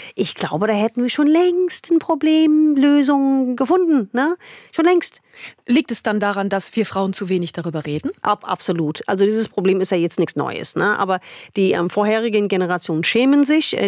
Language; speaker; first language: German; non-native, fluent; English